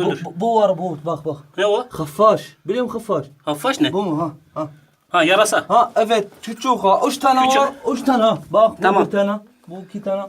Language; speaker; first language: Turkish; non-native, learner; Arabic